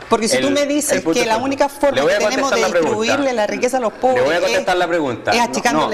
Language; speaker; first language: Spanish; native; Spanish